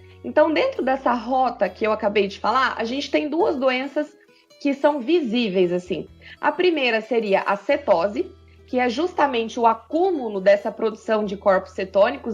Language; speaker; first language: Portuguese; native; Portuguese